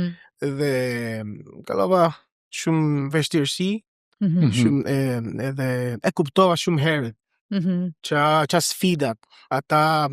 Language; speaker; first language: Albanian; non-native, learner; Spanish